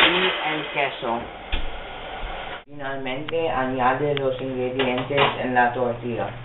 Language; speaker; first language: Spanish; non-native, learner; English